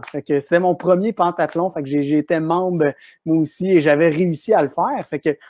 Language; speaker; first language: French; native; French